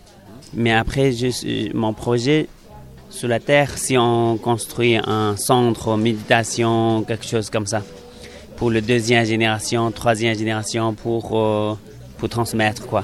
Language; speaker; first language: French; non-native, learner; Tibetan